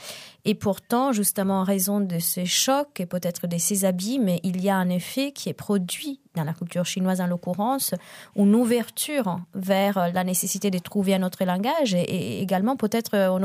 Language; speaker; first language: French; non-native, fluent; Italian